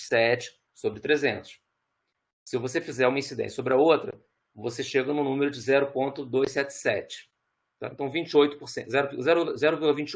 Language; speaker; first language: Portuguese; native; Portuguese